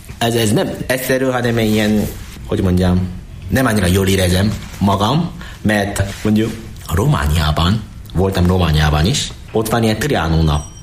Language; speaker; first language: Hungarian; non-native, learner; Korean